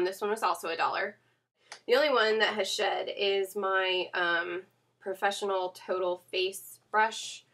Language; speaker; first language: English; native; English